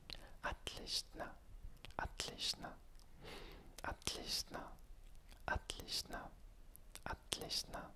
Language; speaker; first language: Russian; non-native, learner; French